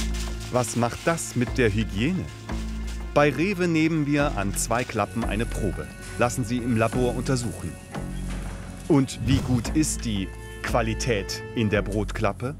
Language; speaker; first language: German; native; German